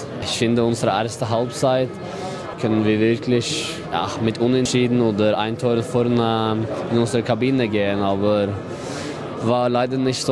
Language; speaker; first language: German; non-native, fluent; Norwegian